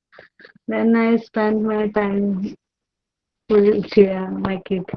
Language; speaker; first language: English; non-native, learner; Malayalam